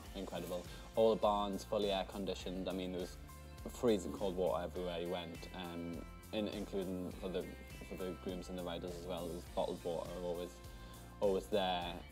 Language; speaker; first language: English; native; English